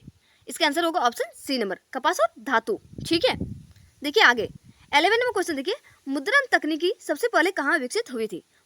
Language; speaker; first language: Hindi; native; Hindi